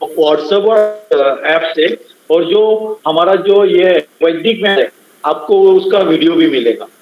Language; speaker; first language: Hindi; non-native, local second language; Marathi